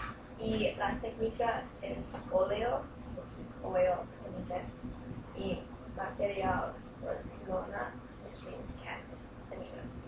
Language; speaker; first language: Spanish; non-native, learner; English